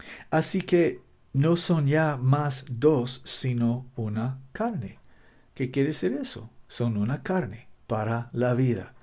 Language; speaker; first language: Spanish; non-native, learner; English